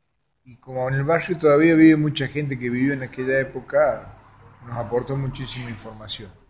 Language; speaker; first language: Spanish; native; Spanish